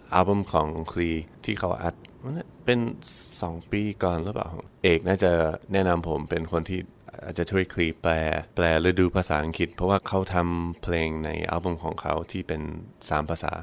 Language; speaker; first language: Thai; non-native, fluent; English